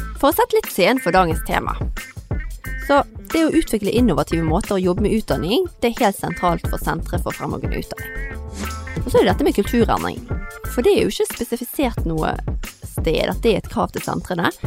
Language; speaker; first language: Norwegian; native; Norwegian